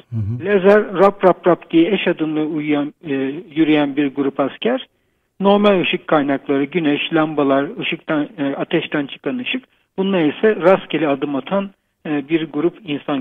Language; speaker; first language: Turkish; native; Turkish